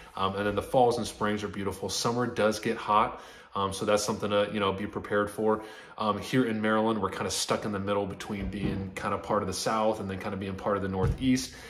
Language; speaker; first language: English; native; English